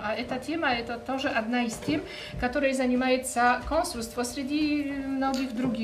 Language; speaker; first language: Russian; non-native, fluent; Polish